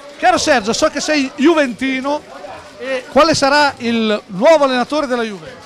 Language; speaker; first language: Italian; native; Italian